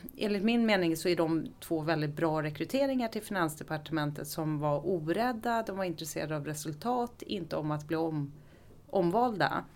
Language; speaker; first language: Swedish; native; Swedish